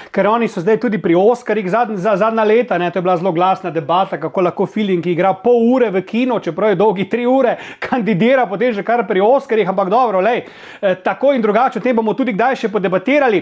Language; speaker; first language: Slovenian; native; Slovenian